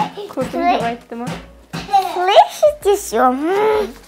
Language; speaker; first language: Russian; non-native, local second language; Kazakh